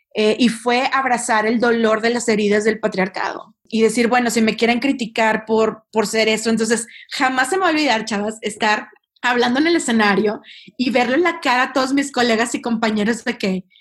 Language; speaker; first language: Spanish; native; Spanish